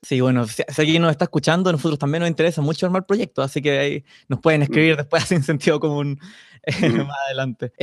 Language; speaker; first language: Spanish; native; Spanish